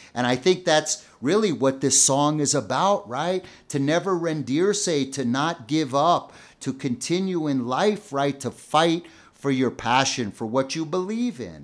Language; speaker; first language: English; native; English